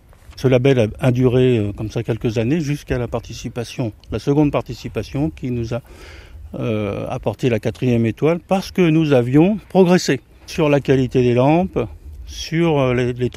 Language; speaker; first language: French; native; French